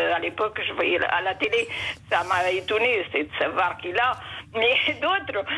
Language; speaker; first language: French; non-native, fluent; Portuguese